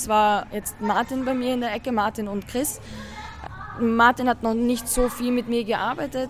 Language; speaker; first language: German; native; German